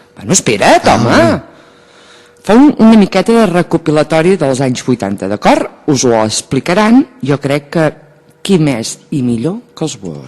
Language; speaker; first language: Catalan; native; Catalan